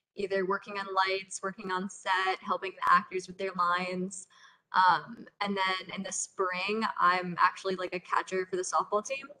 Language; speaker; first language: English; native; English